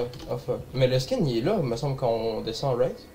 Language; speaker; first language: French; native; French